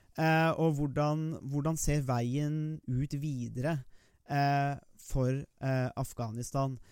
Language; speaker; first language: Norwegian; native; Norwegian